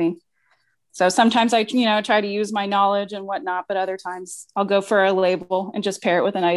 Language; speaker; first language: English; native; English